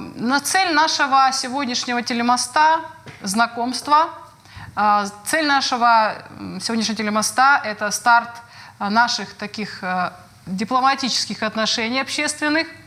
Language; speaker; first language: Russian; native; Russian